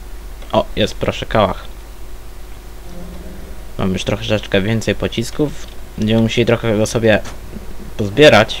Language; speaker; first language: Polish; native; Polish